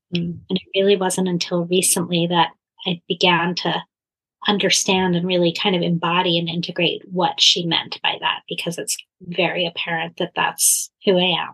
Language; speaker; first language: English; native; English